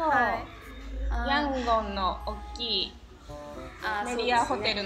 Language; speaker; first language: Japanese; native; Japanese